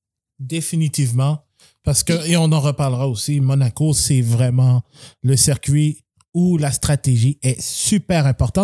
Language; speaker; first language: French; native; French